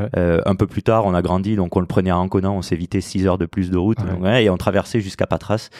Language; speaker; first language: French; native; French